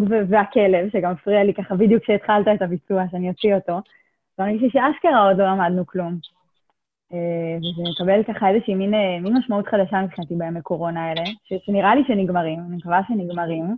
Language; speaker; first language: Hebrew; native; Hebrew